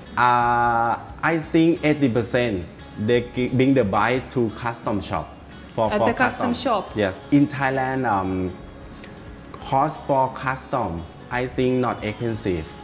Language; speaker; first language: English; non-native, learner; Thai